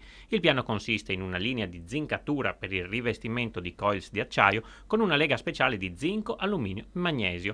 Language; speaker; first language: Italian; native; Italian